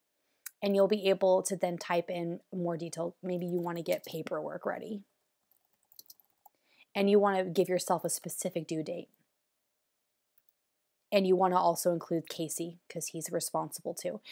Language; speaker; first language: English; native; English